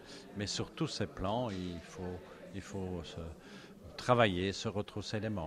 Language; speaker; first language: French; native; French